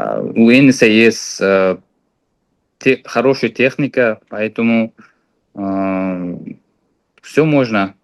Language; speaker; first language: Russian; non-native, fluent; Uzbek